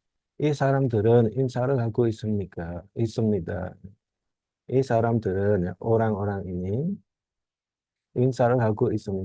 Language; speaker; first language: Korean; non-native, fluent; Indonesian